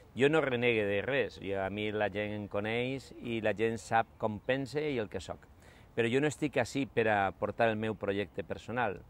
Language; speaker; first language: Catalan; non-native, local second language; Spanish